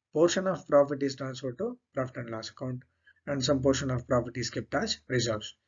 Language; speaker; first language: English; non-native, local second language; Kannada